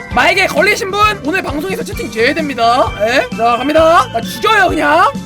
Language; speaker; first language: Korean; native; Korean